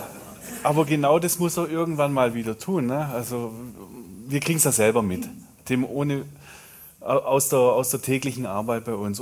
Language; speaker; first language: German; native; German